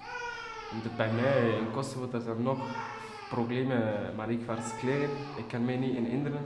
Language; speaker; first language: Dutch; early bilingual, other home language; Albanian